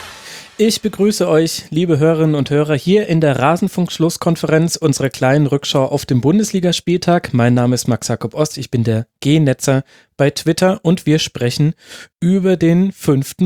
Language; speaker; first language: German; native; German